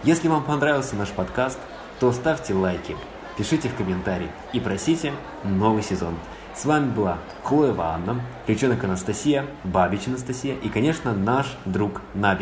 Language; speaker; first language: Russian; native; Russian